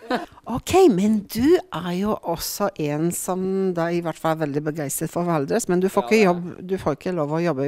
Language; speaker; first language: Norwegian; native; Norwegian